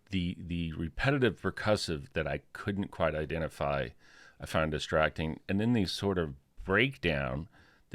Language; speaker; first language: English; native; English